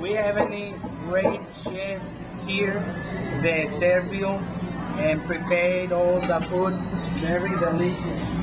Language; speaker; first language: English; non-native, learner; Spanish